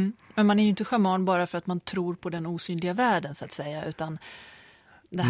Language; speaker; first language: Swedish; native; Swedish